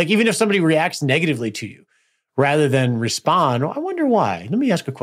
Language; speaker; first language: English; native; English